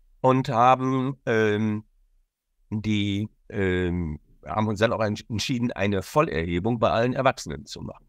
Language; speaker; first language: German; native; German